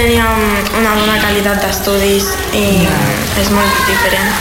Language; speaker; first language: Catalan; non-native, fluent; Spanish